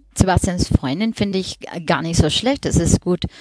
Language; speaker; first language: German; non-native, fluent; Spanish